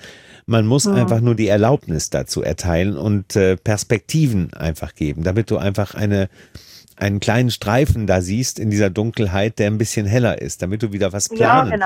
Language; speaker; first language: German; native; German